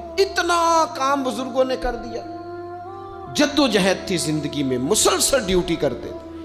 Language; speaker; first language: Urdu; native; Urdu